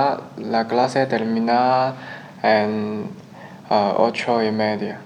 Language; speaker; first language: Spanish; non-native, learner; Chinese